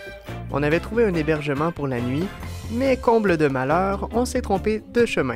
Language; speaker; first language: French; native; French